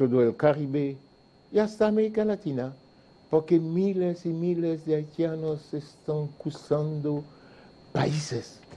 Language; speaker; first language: Spanish; non-native, fluent; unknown